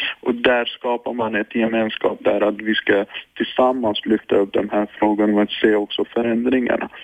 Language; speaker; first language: Swedish; non-native, fluent; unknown